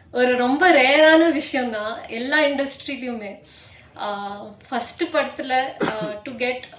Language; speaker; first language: Tamil; non-native, local second language; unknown